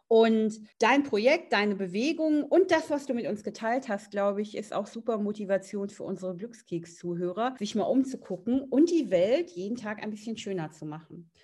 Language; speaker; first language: German; native; German